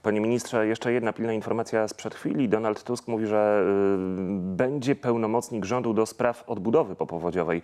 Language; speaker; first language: Polish; native; Polish